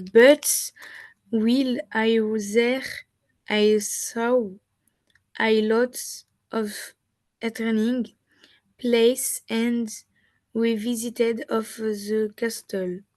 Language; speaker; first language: English; non-native, learner; French